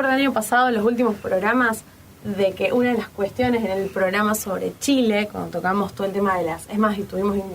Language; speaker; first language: Spanish; native; Spanish